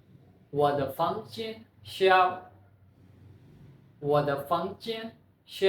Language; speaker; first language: Chinese; non-native, fluent; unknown